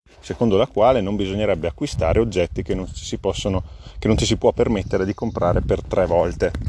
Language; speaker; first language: Italian; native; Italian